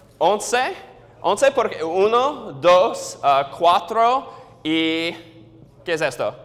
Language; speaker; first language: Spanish; non-native, learner; English